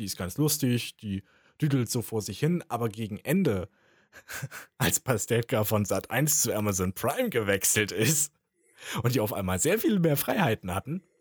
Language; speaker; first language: German; native; German